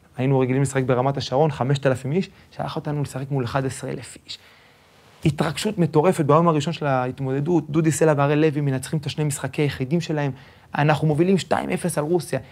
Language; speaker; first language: Hebrew; early bilingual, other home language; Spanish